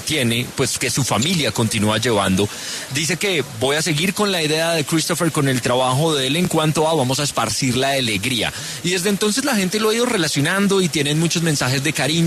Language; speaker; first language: Spanish; native; Spanish